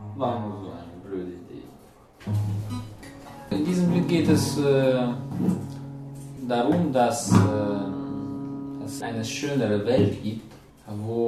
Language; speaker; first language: German; non-native, fluent; Russian